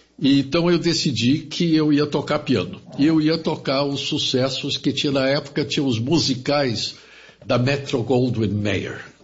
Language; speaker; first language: Portuguese; early bilingual, other home language; German